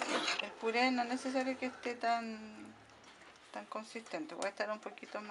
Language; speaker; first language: Spanish; native; Spanish